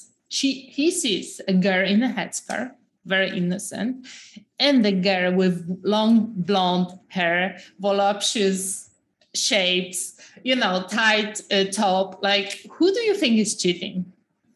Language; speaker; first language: English; non-native, fluent; Polish